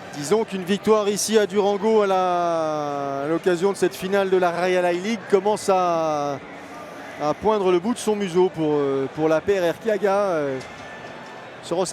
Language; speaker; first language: French; native; French